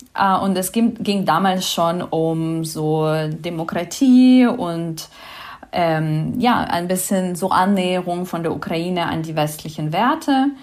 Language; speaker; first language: German; non-native, fluent; Ukrainian